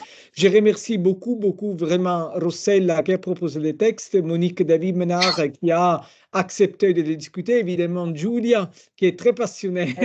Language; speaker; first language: French; non-native, fluent; Italian